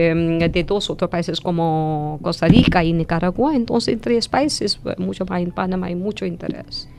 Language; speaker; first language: Spanish; non-native, fluent; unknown